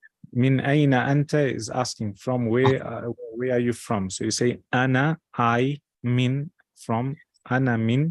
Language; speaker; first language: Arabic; non-native, fluent; English